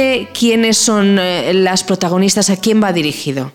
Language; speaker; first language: Spanish; native; Spanish